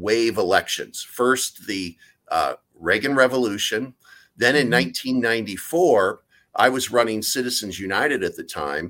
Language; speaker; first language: English; native; English